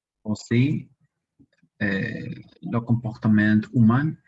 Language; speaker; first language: French; non-native, learner; Spanish